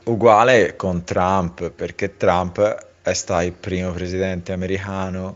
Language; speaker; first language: Italian; native; Italian